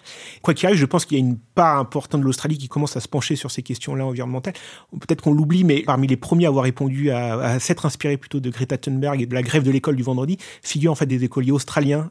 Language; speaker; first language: French; native; French